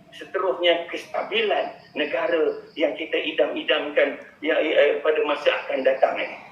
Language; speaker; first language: Malay; native; Malay